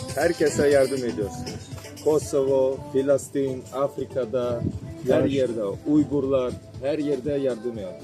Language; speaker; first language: Turkish; non-native, learner; Albanian